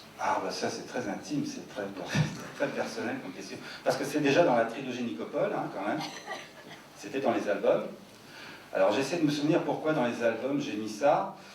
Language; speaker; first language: French; early bilingual, other home language; Serbian